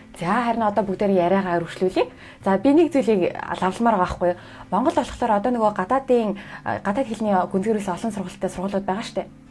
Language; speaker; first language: Mongolian; native; Mongolian